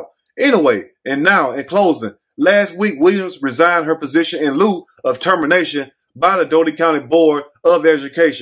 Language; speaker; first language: English; native; English